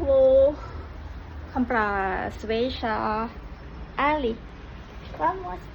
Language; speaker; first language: Portuguese; non-native, learner; Thai